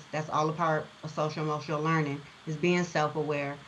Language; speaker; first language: English; native; English